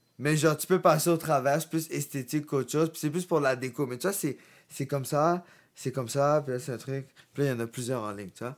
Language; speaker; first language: French; native; French